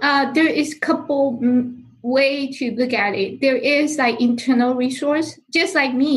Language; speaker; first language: English; non-native, fluent; Chinese